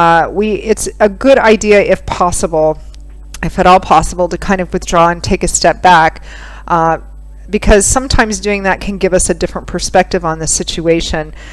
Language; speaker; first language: English; native; English